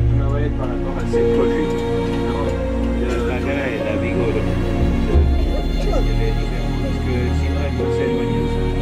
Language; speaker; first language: French; non-native, fluent; Spanish